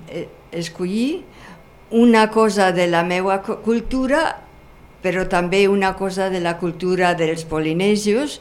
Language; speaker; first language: Catalan; non-native, fluent; German